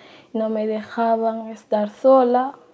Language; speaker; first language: Spanish; non-native, learner; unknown